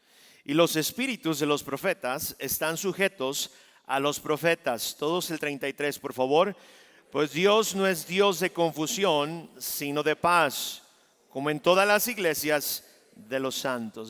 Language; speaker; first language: Spanish; native; Spanish